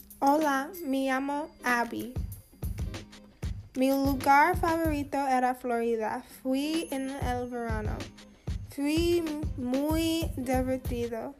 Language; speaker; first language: Spanish; non-native, learner; English